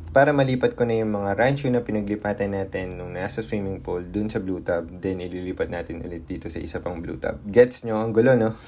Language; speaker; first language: Filipino; native; Filipino